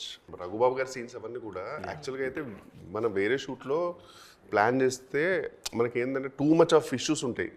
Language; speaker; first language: Telugu; native; Telugu